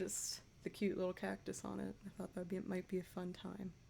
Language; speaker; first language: English; native; English